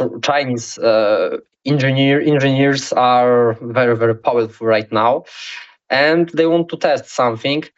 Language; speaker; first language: English; non-native, learner; Polish